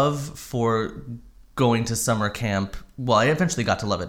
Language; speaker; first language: English; native; English